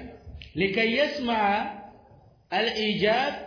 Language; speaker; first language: Arabic; non-native, fluent; Swahili